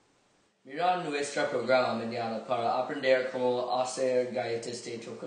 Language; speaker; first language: Spanish; non-native, learner; English